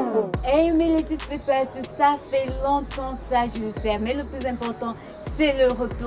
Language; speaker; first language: French; native; French